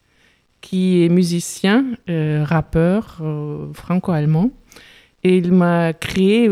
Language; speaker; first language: French; non-native, fluent; German